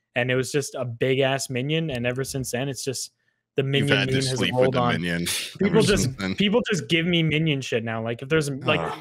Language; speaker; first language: English; native; English